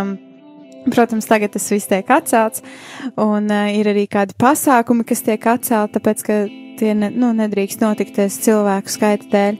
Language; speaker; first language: Latvian; native; Latvian